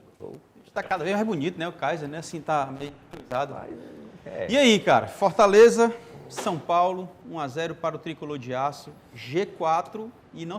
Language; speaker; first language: Portuguese; native; Portuguese